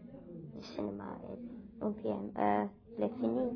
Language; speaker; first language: French; non-native, learner; English